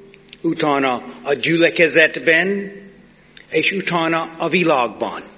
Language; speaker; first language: Hungarian; non-native, fluent; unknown